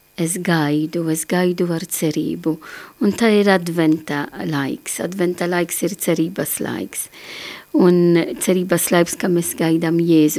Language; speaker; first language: Latvian; non-native, learner; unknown